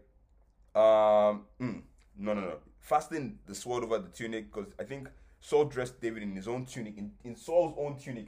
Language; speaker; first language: English; non-native, local second language; Yoruba